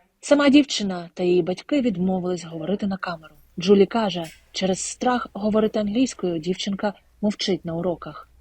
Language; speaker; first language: Ukrainian; native; Ukrainian